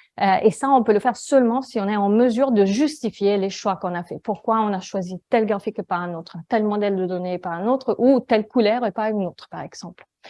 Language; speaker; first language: French; non-native, fluent; Italian